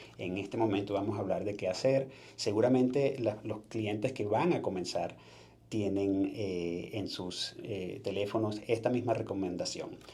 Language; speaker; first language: Spanish; native; Spanish